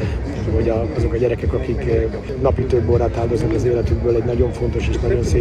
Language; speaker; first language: Hungarian; native; Hungarian